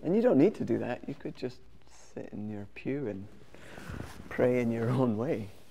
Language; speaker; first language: English; native; English